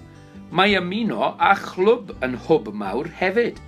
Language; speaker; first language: Welsh; non-native, learner; English